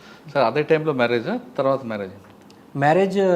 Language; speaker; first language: Telugu; native; Telugu